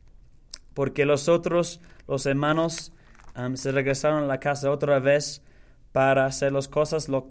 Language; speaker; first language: Spanish; non-native, learner; English